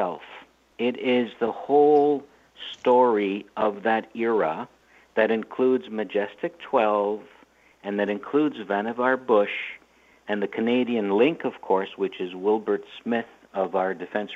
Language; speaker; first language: English; native; English